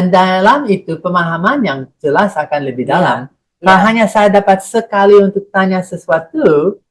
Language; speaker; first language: Indonesian; non-native, fluent; English